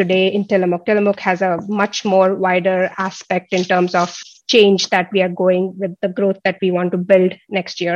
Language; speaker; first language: English; non-native, local second language; Hindi